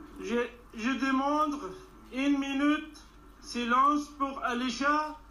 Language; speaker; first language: French; non-native, learner; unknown